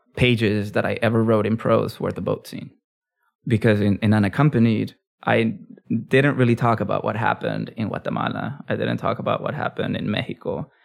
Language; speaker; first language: English; early bilingual, other home language; Spanish